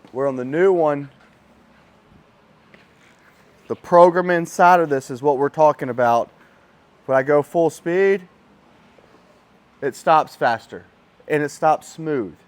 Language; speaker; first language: English; native; English